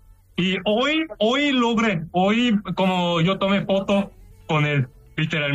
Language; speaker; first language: Spanish; non-native, fluent; Korean